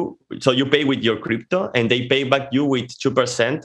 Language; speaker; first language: English; non-native, fluent; Spanish